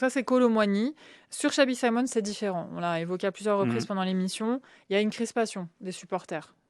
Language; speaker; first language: French; native; French